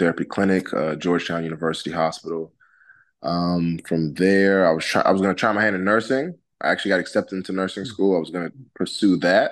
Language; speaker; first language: English; native; English